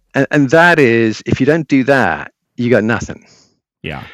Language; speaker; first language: English; native; English